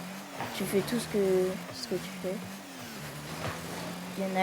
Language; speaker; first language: French; native; French